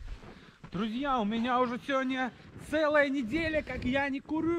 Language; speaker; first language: Russian; native; Russian